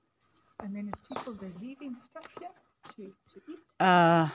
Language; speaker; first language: English; non-native, local second language; Afrikaans